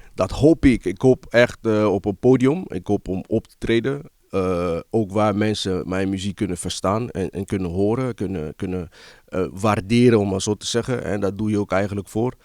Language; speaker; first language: Dutch; early bilingual, other home language; Lingala